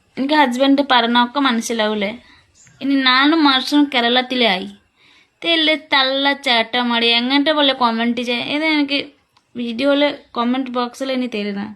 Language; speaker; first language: Malayalam; non-native, learner; Bangla